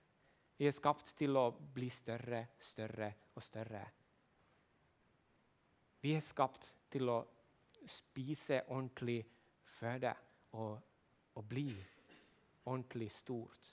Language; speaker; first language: Swedish; non-native, local second language; Finnish